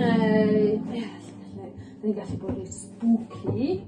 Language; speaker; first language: Welsh; native; Welsh